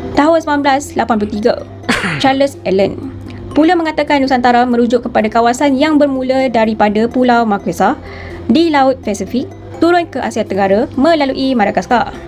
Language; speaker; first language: Malay; native; Malay